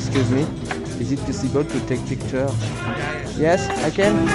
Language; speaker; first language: English; non-native, learner; French